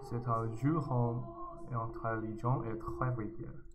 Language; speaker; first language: French; non-native, learner; Chinese